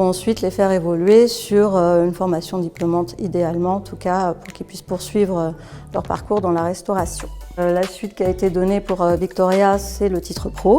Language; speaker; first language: French; native; French